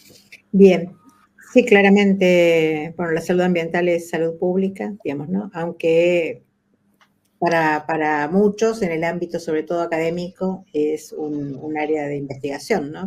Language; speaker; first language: Spanish; native; Spanish